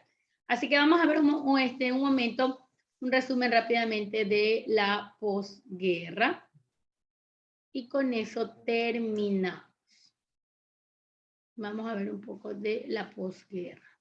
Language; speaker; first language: Spanish; native; Spanish